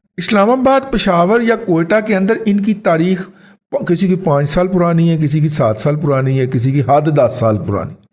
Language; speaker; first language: Urdu; non-native, local second language; Punjabi